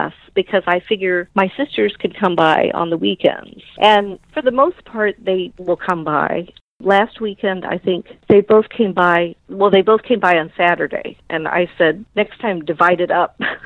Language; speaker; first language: English; native; English